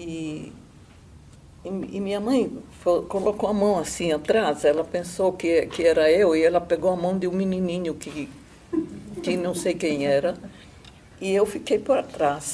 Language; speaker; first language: Portuguese; non-native, fluent; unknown